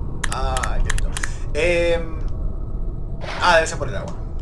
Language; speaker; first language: Spanish; native; Spanish